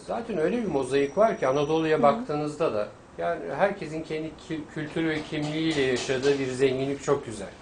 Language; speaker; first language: Turkish; native; Turkish